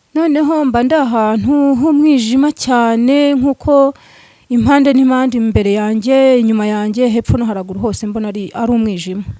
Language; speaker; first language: Kinyarwanda; native; Kinyarwanda